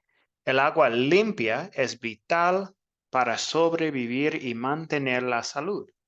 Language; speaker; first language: Spanish; non-native, fluent; English